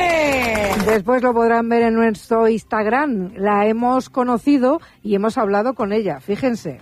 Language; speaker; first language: Spanish; native; Spanish